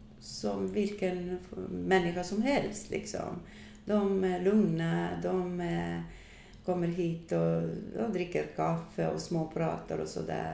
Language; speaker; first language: Swedish; non-native, fluent; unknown